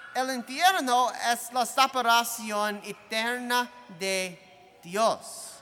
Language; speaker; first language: Spanish; non-native, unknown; English